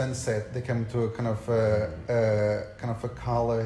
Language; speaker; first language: English; non-native, fluent; Portuguese